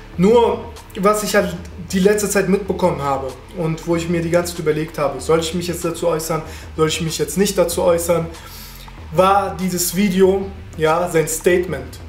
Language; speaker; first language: German; early bilingual, other home language; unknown